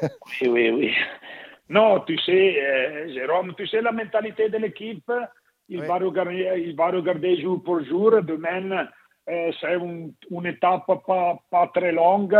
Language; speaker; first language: French; non-native, learner; Italian